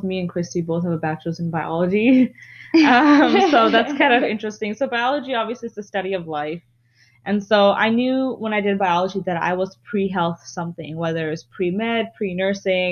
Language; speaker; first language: English; non-native, local second language; Bangla